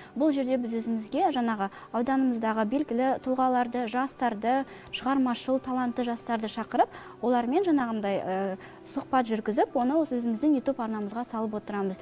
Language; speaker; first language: Kazakh; native; Kazakh